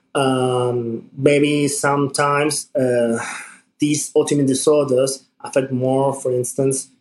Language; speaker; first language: English; non-native, fluent; Spanish